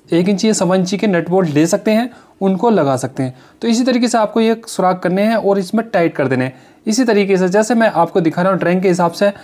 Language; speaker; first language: Hindi; native; Hindi